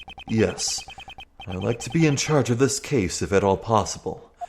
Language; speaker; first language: English; native; English